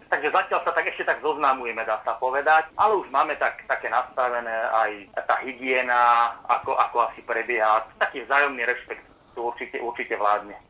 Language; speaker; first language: Slovak; native; Slovak